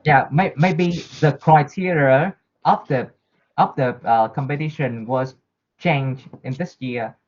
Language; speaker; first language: English; non-native, learner; Vietnamese